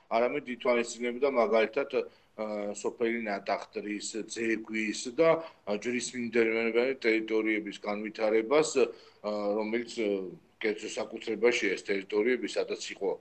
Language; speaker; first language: Georgian; native; Georgian